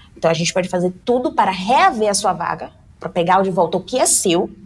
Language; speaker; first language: Portuguese; native; Portuguese